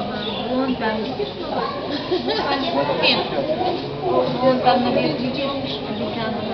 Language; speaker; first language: Russian; native; Russian